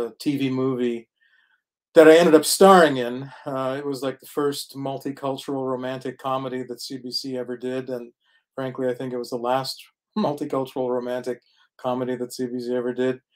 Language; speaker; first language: English; native; English